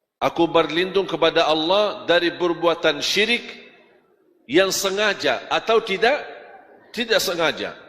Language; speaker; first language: Malay; non-native, fluent; Arabic